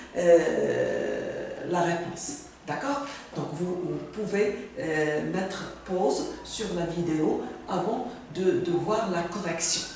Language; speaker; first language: French; non-native, local second language; Arabic